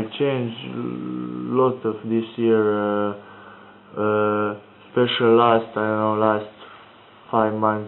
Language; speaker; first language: English; non-native, learner; Croatian